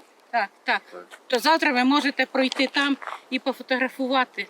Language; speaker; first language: Ukrainian; native; Ukrainian